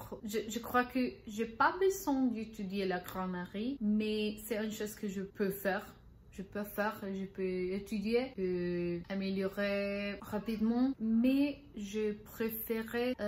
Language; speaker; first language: French; non-native, learner; Spanish